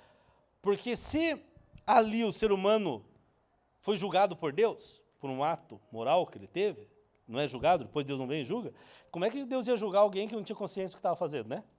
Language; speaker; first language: Portuguese; native; Portuguese